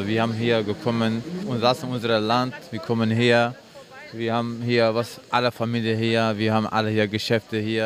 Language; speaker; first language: German; non-native, learner; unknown